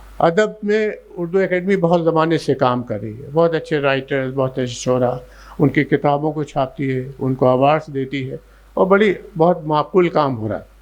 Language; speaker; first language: Urdu; native; Urdu